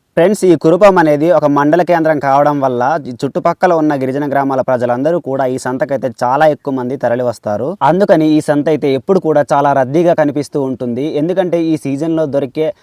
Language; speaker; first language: Telugu; native; Telugu